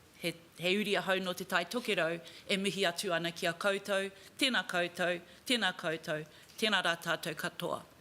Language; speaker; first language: Māori; non-native, local second language; English